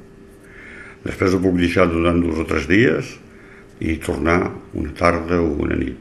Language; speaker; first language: Catalan; native; Catalan